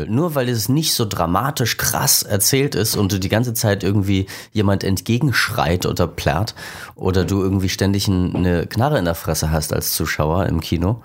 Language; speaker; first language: German; native; German